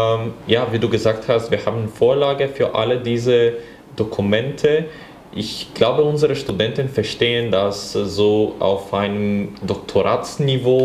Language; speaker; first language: German; non-native, fluent; Bulgarian